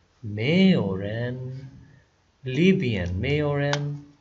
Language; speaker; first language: Chinese; non-native, fluent; Hindi